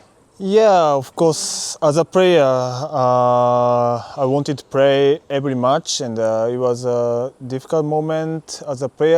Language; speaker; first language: English; non-native, learner; Japanese